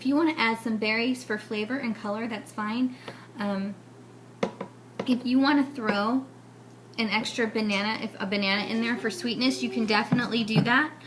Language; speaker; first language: English; native; English